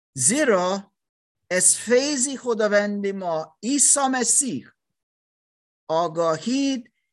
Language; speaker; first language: Persian; non-native, learner; German